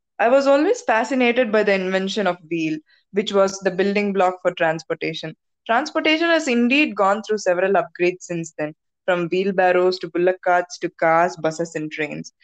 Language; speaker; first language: English; non-native, local second language; Tamil